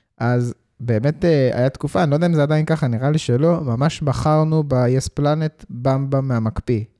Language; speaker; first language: Hebrew; early bilingual, heritage; Hebrew